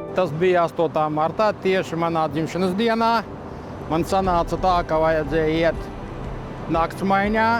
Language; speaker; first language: Latvian; non-native, local second language; Russian